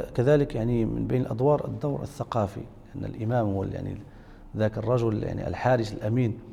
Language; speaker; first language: Arabic; native; Arabic